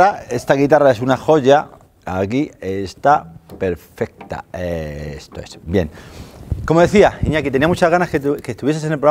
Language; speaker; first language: Spanish; native; Spanish